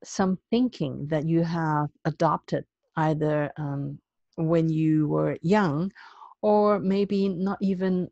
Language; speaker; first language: English; non-native, local second language; Cantonese